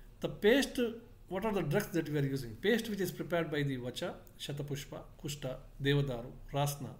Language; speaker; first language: English; non-native, local second language; Kannada